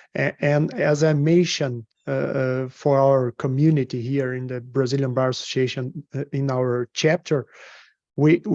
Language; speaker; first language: English; non-native, fluent; Portuguese